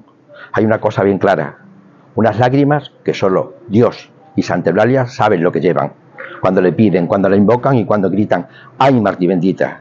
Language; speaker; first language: Spanish; native; Spanish